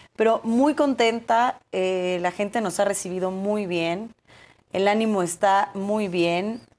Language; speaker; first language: Spanish; native; Spanish